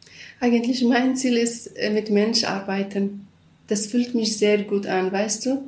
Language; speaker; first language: German; non-native, learner; Central Kurdish